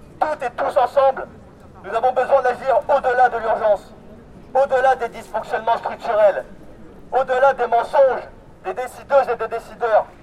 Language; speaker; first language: French; native; French